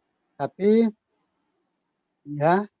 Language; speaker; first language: Malay; native; Malay